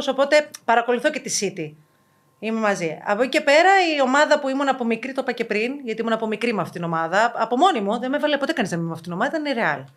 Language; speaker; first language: Greek; native; Greek